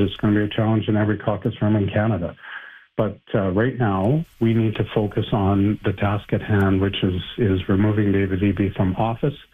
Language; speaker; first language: English; native; English